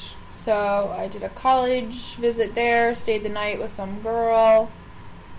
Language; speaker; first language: English; native; English